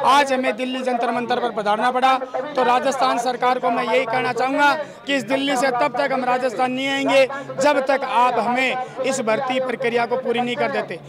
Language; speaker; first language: Hindi; native; Hindi